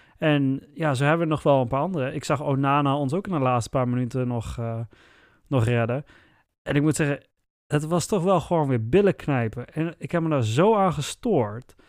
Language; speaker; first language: Dutch; native; Dutch